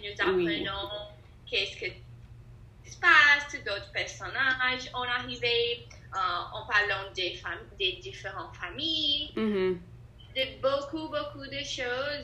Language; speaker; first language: French; non-native, learner; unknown